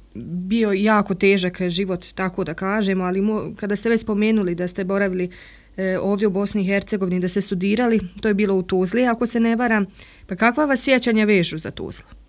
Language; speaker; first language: Croatian; native; Croatian